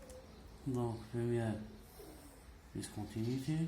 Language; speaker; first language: French; non-native, local second language; Arabic